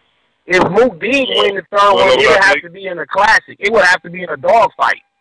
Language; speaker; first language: English; native; English